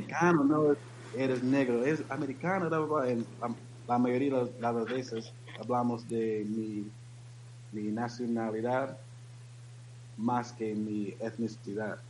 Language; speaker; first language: Spanish; non-native, learner; English